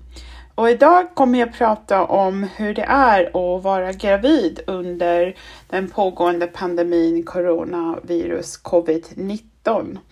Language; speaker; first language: Swedish; non-native, fluent; German